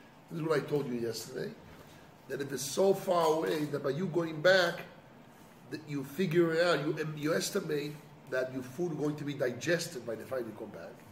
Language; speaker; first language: English; non-native, fluent; Hebrew